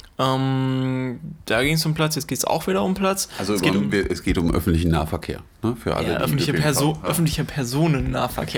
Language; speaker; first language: German; native; German